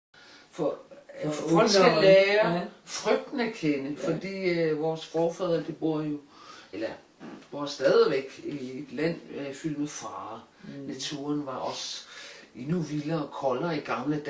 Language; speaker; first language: Danish; non-native, local second language; Kalaallisut